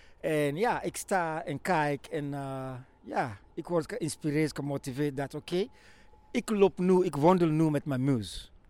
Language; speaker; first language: Dutch; non-native, learner; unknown